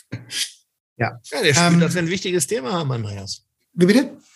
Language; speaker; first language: German; native; German